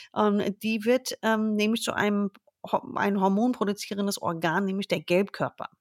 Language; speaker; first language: German; non-native, fluent; English